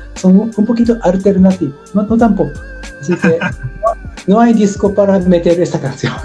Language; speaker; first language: Spanish; non-native, learner; Japanese